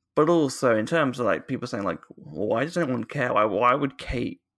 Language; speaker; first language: English; native; English